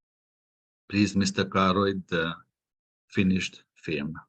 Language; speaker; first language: English; non-native, fluent; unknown